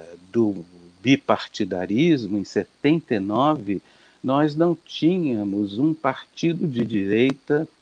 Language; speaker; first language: Portuguese; native; Portuguese